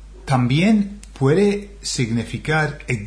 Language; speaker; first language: Spanish; non-native, fluent; English